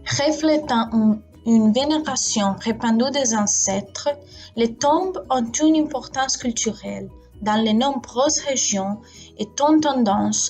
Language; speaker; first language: French; non-native, learner; English